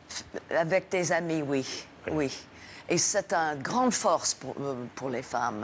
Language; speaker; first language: French; non-native, fluent; English